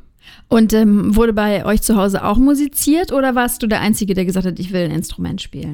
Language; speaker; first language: German; native; German